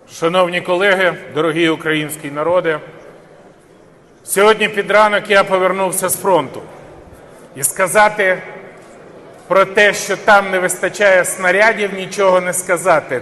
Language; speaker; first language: Ukrainian; native; Ukrainian